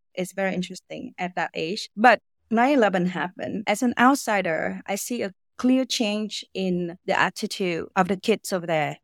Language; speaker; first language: English; non-native, fluent; Vietnamese